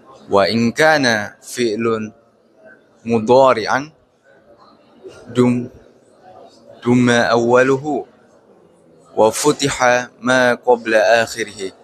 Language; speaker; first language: Arabic; non-native, fluent; Indonesian